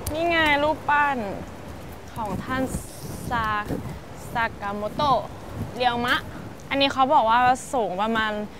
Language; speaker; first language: Thai; native; Thai